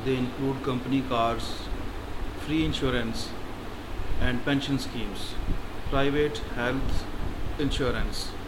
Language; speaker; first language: English; non-native, local second language; Urdu